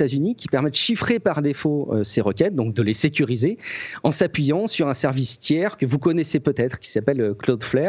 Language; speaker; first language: French; native; French